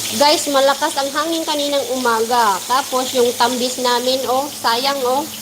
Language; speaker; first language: Filipino; non-native, local second language; Waray